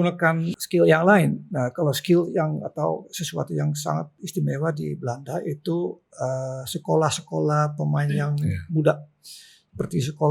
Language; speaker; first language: Indonesian; non-native, local second language; Dutch